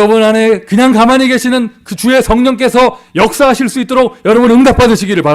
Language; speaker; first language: Korean; native; Korean